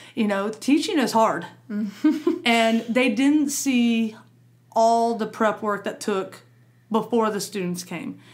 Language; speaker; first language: English; native; English